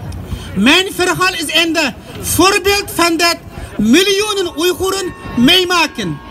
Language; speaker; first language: Dutch; non-native, learner; Uyghur